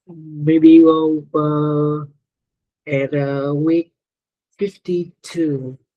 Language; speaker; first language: English; non-native, learner; Vietnamese